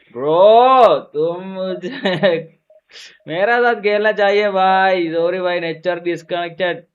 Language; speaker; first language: Hindi; non-native, local second language; Malayalam